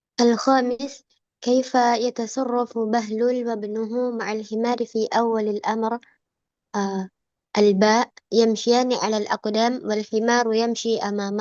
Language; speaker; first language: Arabic; non-native, learner; Indonesian